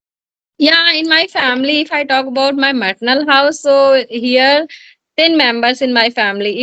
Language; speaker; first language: English; non-native, learner; Hindi